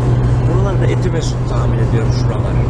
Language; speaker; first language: Turkish; native; Turkish